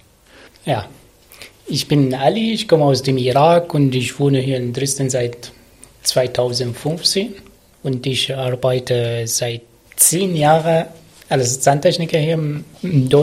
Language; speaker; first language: German; non-native, learner; Arabic